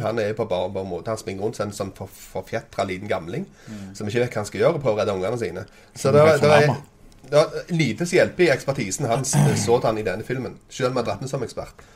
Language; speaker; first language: Norwegian; native; Norwegian